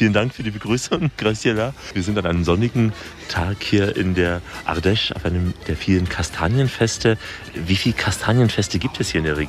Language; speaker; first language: German; native; German